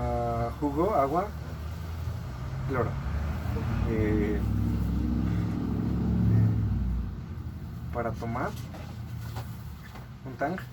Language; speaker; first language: Spanish; native; Spanish